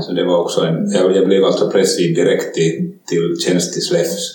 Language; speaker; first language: Swedish; native; Swedish